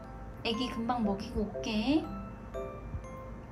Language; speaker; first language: Korean; native; Korean